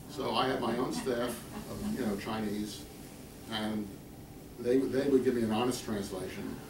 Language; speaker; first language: English; native; English